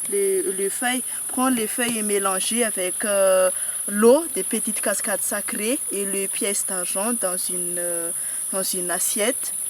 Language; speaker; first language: French; non-native, local second language; Malagasy